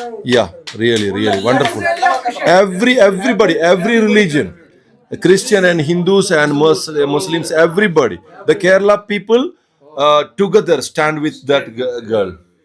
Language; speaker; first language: English; non-native, local second language; Malayalam